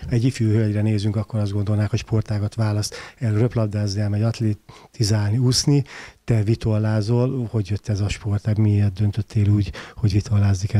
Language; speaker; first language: Hungarian; native; Hungarian